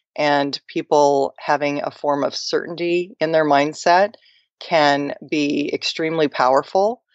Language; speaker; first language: English; native; English